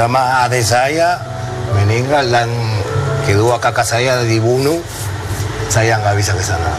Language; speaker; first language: Indonesian; non-native, fluent; Spanish